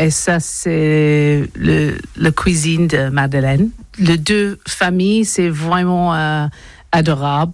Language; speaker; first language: French; non-native, learner; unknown